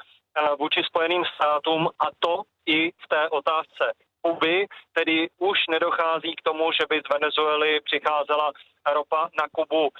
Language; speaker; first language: Czech; native; Czech